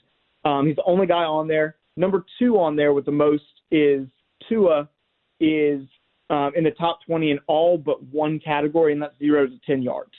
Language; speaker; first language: English; native; English